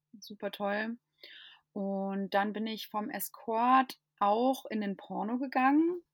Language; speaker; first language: German; non-native, fluent; English